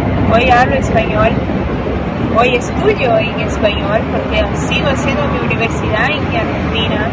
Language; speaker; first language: Spanish; non-native, fluent; Portuguese